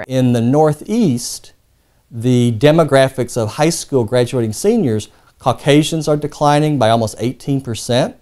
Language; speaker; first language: English; non-native, fluent; Spanish